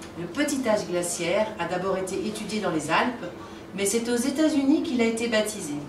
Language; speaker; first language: French; native; French